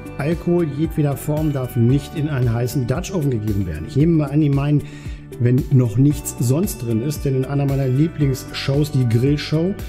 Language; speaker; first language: German; native; German